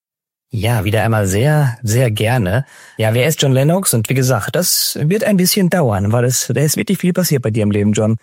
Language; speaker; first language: German; native; German